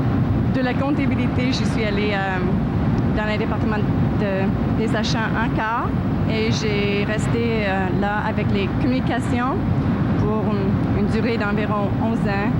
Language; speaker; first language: French; non-native, local second language; English